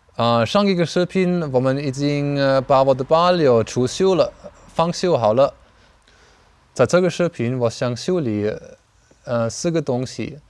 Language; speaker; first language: Chinese; non-native, learner; German